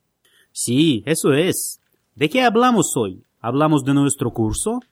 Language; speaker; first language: Spanish; non-native, fluent; Russian